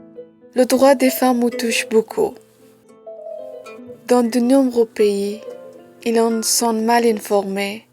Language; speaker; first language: French; non-native, learner; Persian